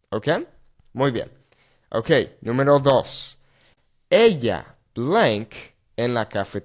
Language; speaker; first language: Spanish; non-native, fluent; English